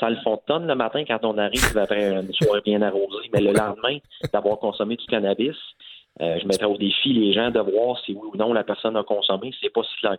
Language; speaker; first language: French; native; French